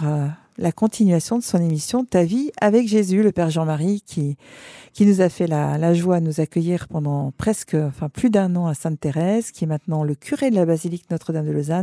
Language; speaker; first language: French; native; French